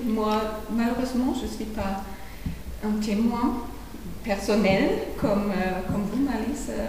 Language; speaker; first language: French; non-native, fluent; German